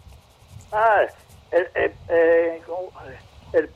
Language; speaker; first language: Spanish; native; Spanish